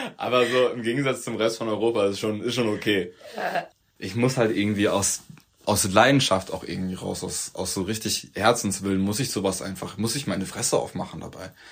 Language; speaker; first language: German; early bilingual, other home language; Turkish